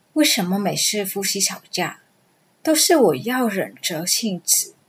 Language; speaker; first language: Chinese; non-native, fluent; Vietnamese